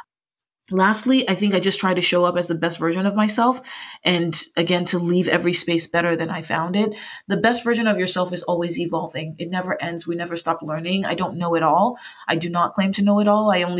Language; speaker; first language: English; non-native, local second language; Yoruba